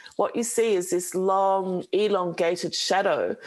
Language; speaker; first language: English; native; English